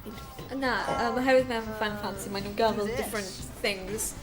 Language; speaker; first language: Welsh; non-native, local second language; English